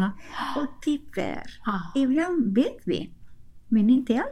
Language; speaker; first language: Swedish; non-native, fluent; Spanish